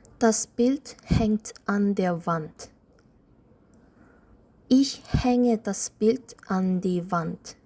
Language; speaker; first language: German; non-native, fluent; Korean